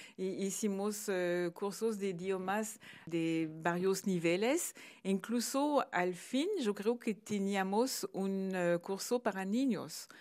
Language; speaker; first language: Spanish; non-native, fluent; French